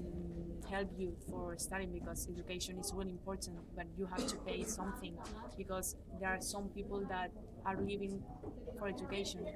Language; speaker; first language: English; non-native, learner; Spanish